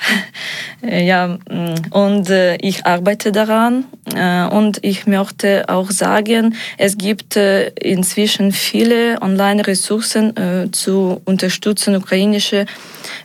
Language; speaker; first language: German; non-native, fluent; Ukrainian